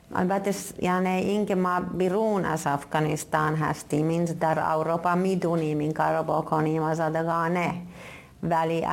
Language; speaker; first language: Persian; non-native, fluent; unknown